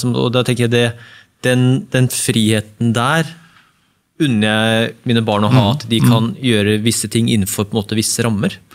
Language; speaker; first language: Norwegian; native; Norwegian